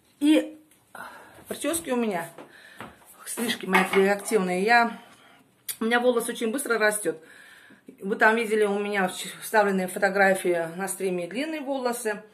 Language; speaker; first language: Russian; native; Russian